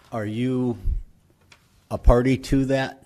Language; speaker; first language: English; native; English